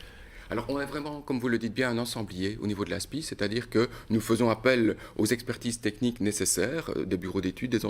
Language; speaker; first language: French; native; French